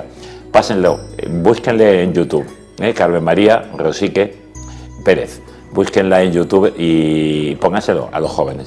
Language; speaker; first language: Spanish; native; Spanish